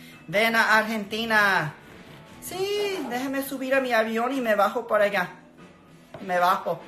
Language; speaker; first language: Spanish; non-native, learner; English